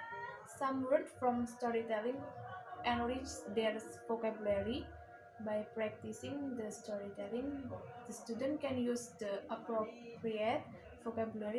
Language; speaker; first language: English; non-native, learner; Indonesian